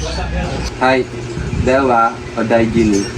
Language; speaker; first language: Japanese; non-native, learner; Filipino